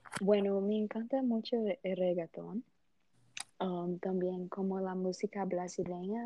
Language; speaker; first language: Spanish; early bilingual, heritage; Portuguese